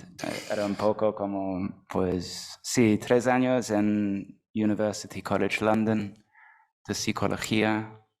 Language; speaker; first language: Spanish; non-native, fluent; English